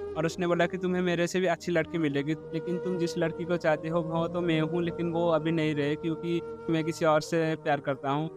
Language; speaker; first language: Hindi; non-native, local second language; Odia